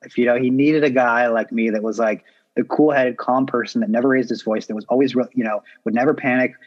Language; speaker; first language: English; native; English